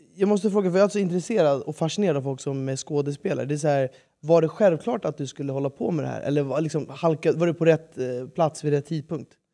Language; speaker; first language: Swedish; native; Swedish